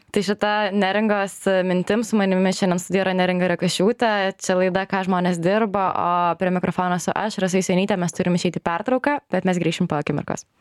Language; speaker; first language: Lithuanian; native; Lithuanian